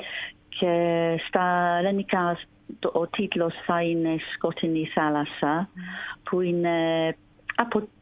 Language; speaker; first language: Greek; non-native, learner; English